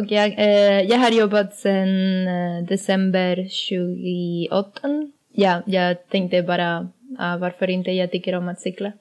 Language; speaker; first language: Swedish; non-native, learner; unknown